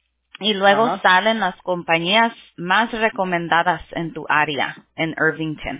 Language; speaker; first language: Spanish; early bilingual, heritage; Spanish